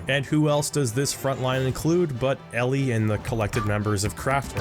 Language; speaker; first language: English; native; English